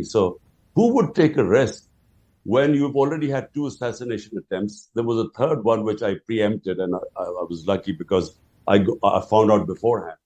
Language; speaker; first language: English; non-native, local second language; Urdu